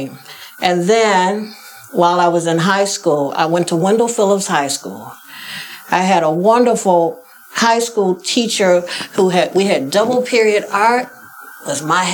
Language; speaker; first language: English; native; English